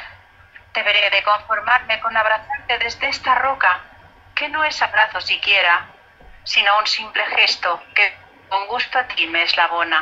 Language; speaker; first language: Spanish; native; Spanish